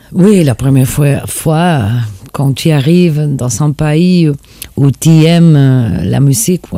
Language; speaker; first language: French; non-native, fluent; Spanish